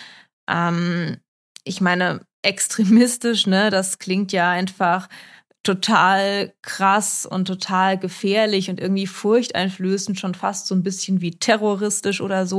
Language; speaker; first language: German; early bilingual, other home language; Russian